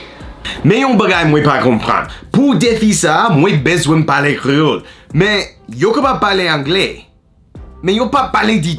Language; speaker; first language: Haitian Creole; non-native, learner; English